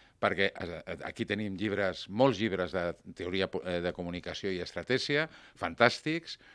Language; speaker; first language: Catalan; non-native, local second language; Spanish